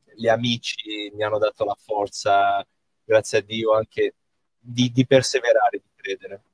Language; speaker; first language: Italian; non-native, fluent; Portuguese